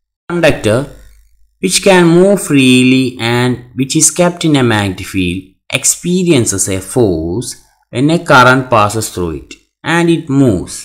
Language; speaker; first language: English; non-native, local second language; Malayalam